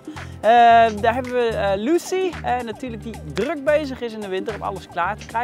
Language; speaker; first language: Dutch; native; Dutch